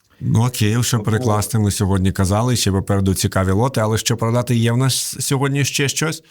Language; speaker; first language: Ukrainian; native; Ukrainian